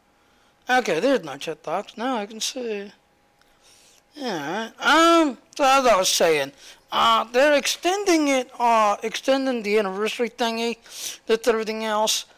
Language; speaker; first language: English; native; English